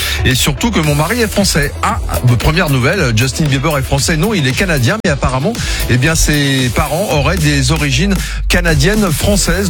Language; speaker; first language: French; native; French